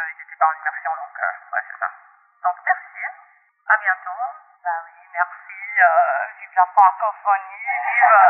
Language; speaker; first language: French; non-native, local second language; English